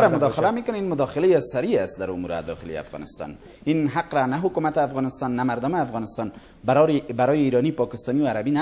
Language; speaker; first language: Persian; native; Persian